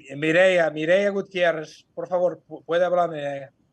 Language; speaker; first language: Spanish; non-native, fluent; Portuguese